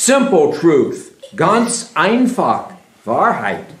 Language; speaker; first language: German; non-native, learner; English